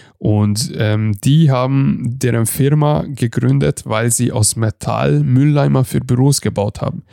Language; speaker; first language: German; non-native, fluent; Hungarian